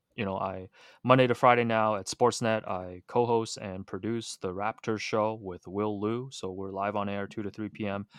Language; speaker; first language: English; early bilingual, other home language; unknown